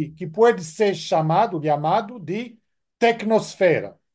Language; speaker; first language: Portuguese; non-native, fluent; French